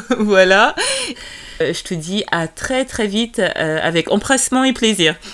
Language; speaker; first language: French; native; French